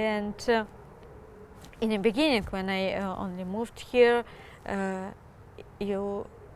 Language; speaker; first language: English; non-native, learner; Ukrainian